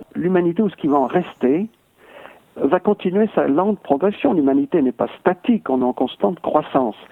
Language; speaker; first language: French; native; French